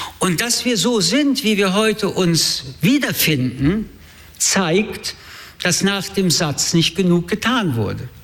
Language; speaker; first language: German; early bilingual, other home language; French